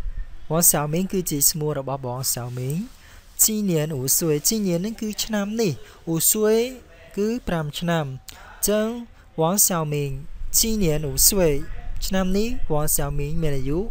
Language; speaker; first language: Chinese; non-native, learner; Khmer